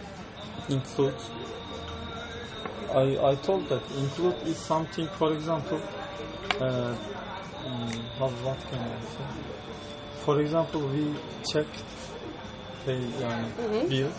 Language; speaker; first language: English; non-native, learner; Turkish